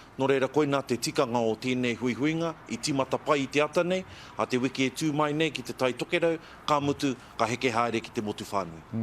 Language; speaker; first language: Māori; native; Māori